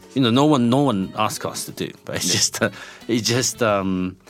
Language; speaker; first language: English; non-native, fluent; Japanese